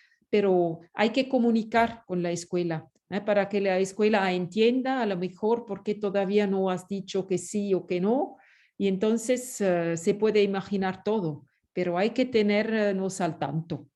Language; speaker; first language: Spanish; non-native, fluent; French